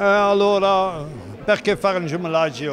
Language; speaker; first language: Italian; non-native, learner; Dutch